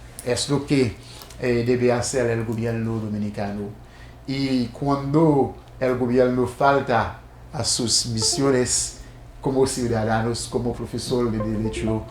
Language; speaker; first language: Spanish; non-native, fluent; Haitian Creole